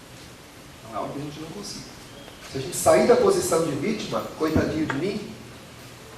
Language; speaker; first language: Portuguese; native; Portuguese